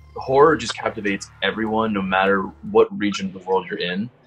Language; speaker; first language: English; native; English